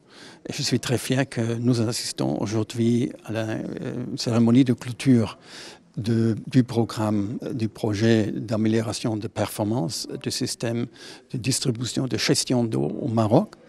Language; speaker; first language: French; non-native, fluent; German